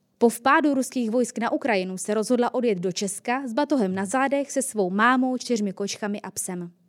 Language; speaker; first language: Czech; native; Czech